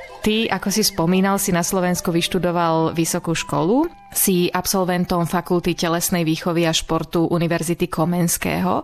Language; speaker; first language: Slovak; native; Slovak